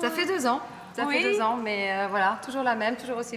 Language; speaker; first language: French; native; French